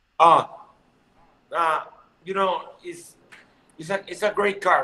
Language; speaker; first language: English; non-native, learner; Spanish